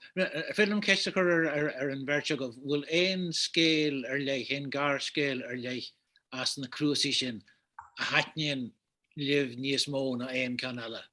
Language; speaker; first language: Irish; native; Irish